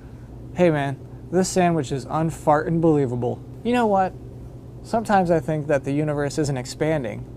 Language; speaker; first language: English; native; English